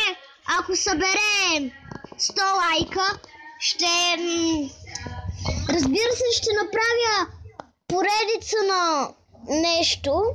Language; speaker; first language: Bulgarian; native; Bulgarian